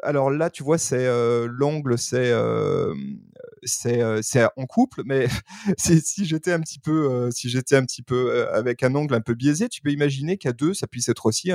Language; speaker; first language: French; native; French